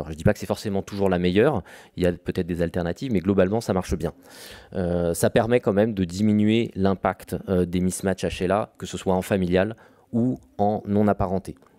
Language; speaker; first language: French; native; French